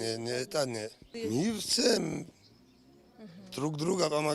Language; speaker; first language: Russian; non-native, local second language; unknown